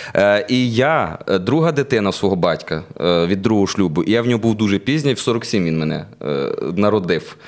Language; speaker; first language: Ukrainian; native; Ukrainian